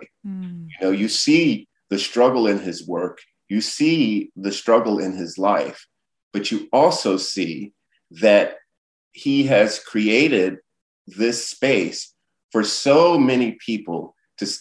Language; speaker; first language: English; native; English